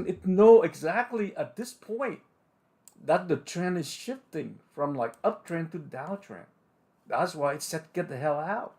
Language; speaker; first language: English; non-native, fluent; Vietnamese